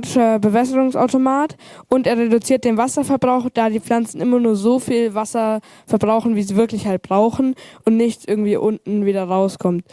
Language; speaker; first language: German; native; German